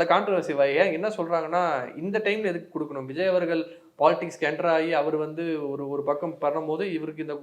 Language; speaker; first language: Tamil; native; Tamil